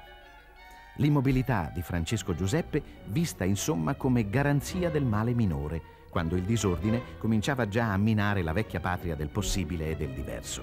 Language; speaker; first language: Italian; native; Italian